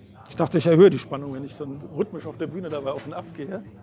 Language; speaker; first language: German; native; German